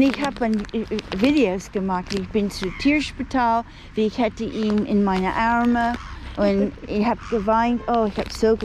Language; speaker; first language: German; non-native, learner; English